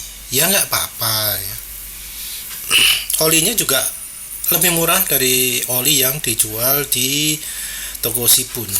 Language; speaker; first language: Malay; non-native, local second language; Javanese